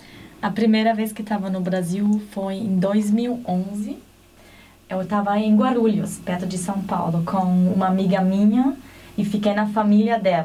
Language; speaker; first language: Portuguese; non-native, fluent; German